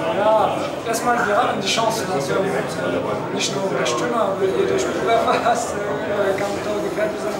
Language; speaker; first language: German; non-native, fluent; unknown